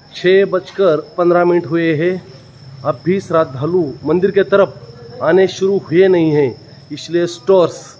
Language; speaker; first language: Hindi; non-native, local second language; Marathi